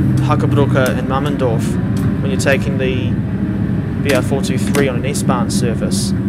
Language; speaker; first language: English; native; English